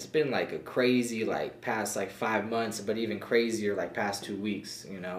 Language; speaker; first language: English; native; English